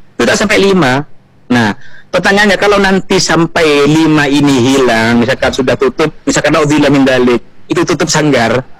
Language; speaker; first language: Indonesian; non-native, local second language; Madurese